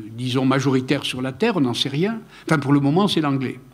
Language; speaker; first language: French; non-native, local second language; Occitan